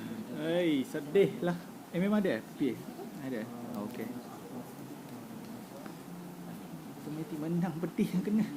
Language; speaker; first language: Malay; native; Malay